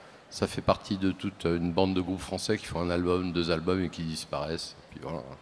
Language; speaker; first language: French; native; French